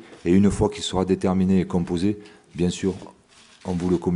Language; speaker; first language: French; native; French